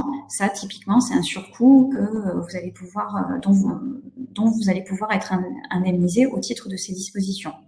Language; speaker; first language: French; native; French